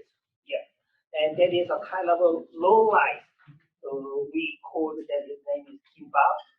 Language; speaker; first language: English; non-native, learner; Korean